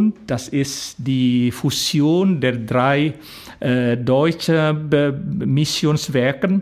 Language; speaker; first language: German; non-native, fluent; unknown